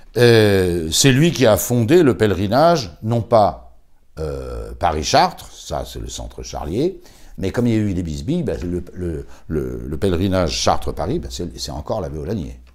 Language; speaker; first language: French; native; French